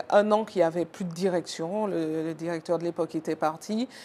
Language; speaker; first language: French; native; French